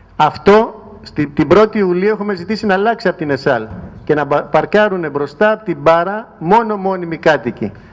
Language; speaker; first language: Greek; native; Greek